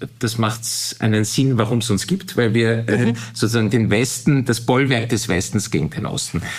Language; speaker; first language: German; early bilingual, heritage; German